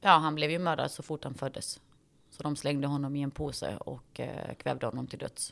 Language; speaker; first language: Swedish; early bilingual, other home language; Bosnian